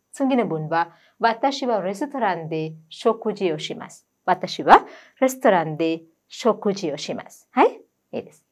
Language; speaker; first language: Japanese; non-native, fluent; Sinhala